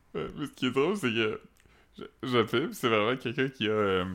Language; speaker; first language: French; native; French